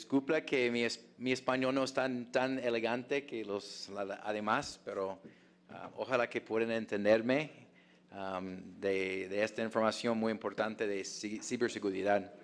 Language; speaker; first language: Spanish; non-native, fluent; English